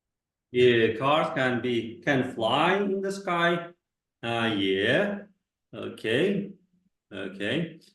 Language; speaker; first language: English; non-native, fluent; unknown